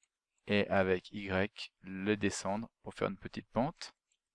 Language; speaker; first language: French; native; French